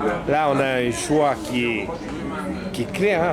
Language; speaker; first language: French; native; French